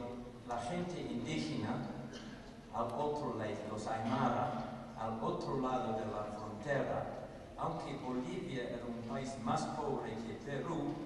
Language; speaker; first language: Spanish; non-native, fluent; English